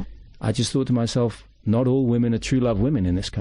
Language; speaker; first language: English; native; English